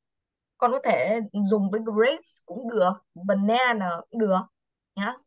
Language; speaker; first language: Vietnamese; native; Vietnamese